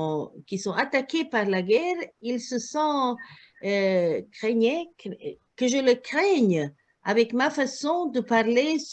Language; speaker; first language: French; non-native, learner; Croatian